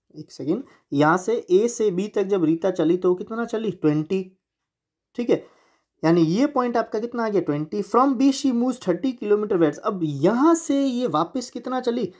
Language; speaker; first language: Hindi; non-native, local second language; Gujarati